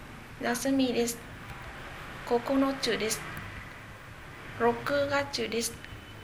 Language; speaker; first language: Japanese; non-native, learner; Vietnamese